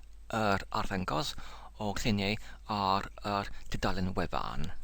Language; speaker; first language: Welsh; non-native, learner; English